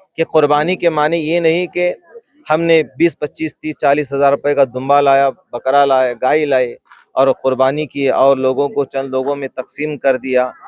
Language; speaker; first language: Urdu; native; Urdu